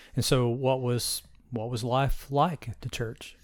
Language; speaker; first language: English; native; English